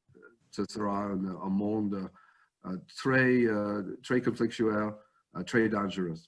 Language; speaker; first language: French; non-native, fluent; English